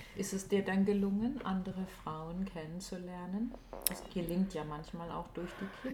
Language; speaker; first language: German; native; German